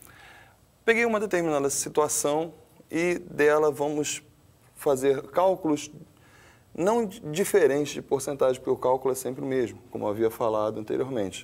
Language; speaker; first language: Portuguese; native; Portuguese